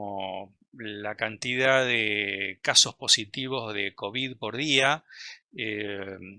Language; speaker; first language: Spanish; native; Spanish